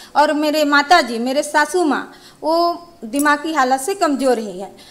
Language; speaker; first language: Hindi; native; Hindi